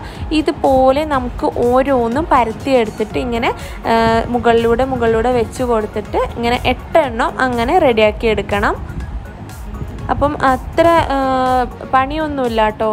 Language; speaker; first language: Malayalam; native; Malayalam